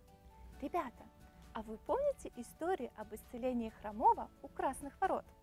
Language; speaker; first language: Russian; native; Russian